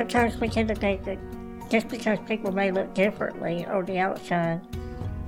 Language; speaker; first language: English; native; English